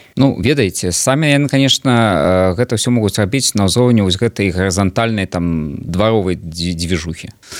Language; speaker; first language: Belarusian; non-native, local second language; Russian